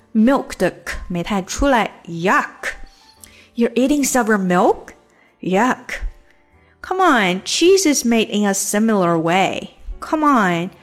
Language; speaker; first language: English; non-native, fluent; Chinese